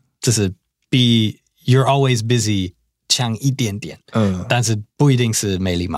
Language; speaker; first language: Chinese; non-native, fluent; English